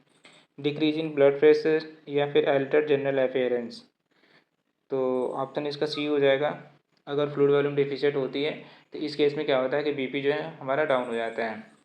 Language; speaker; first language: Hindi; native; Hindi